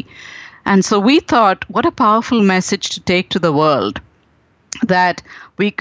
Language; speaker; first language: English; non-native, local second language; Tamil